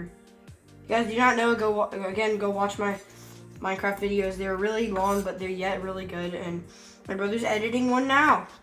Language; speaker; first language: English; native; English